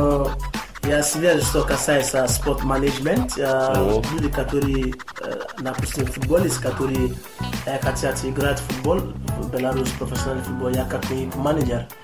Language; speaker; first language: Russian; non-native, learner; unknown